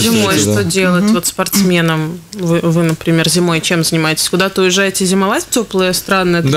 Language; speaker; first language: Russian; native; Russian